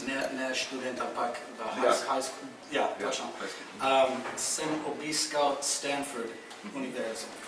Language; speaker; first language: Slovenian; non-native, fluent; English